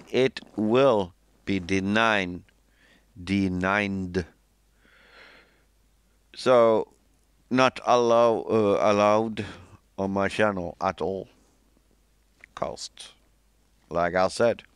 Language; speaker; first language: English; non-native, fluent; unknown